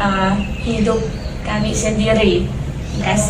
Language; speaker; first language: Indonesian; non-native, learner; Thai